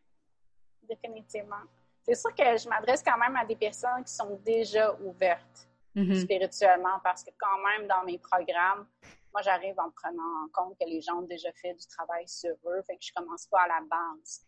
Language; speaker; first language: French; native; French